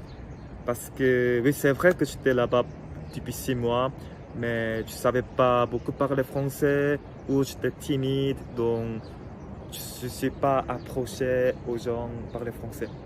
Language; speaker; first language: French; non-native, fluent; Korean